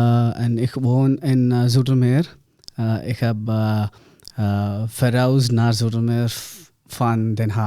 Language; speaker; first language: Dutch; non-native, learner; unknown